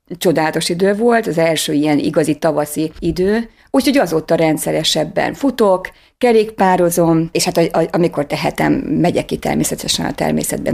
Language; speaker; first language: Hungarian; native; Hungarian